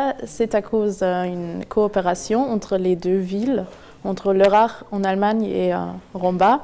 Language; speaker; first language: French; non-native, learner; German